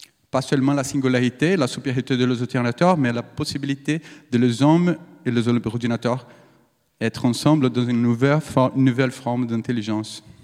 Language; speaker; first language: French; non-native, fluent; Portuguese